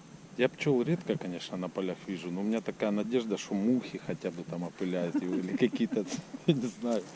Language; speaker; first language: Russian; native; Russian